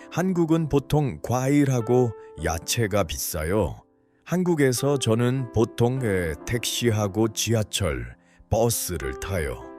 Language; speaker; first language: Korean; non-native, learner; Uzbek